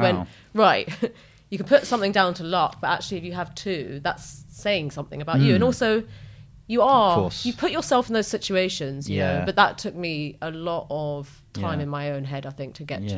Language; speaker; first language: English; native; English